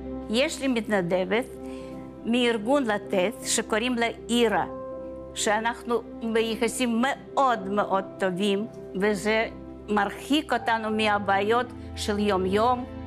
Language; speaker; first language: Hebrew; non-native, fluent; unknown